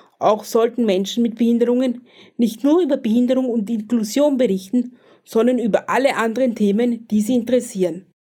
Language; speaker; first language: German; native; German